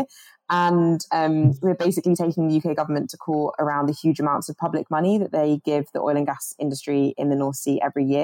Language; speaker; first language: English; native; English